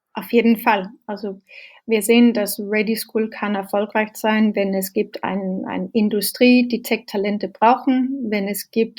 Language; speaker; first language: German; non-native, fluent; Danish